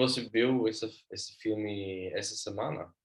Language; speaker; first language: Portuguese; non-native, learner; Swedish